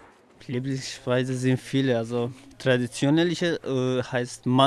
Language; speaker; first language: German; non-native, learner; Persian